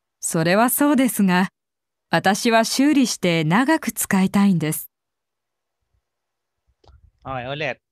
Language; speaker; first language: Japanese; non-native, learner; Filipino